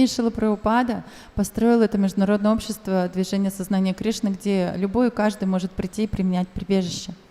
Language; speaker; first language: Russian; native; Russian